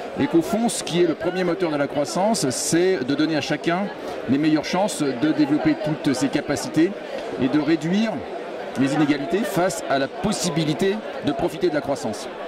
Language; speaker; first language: French; native; French